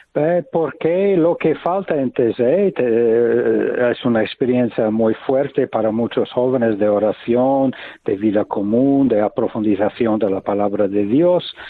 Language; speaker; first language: Spanish; non-native, fluent; English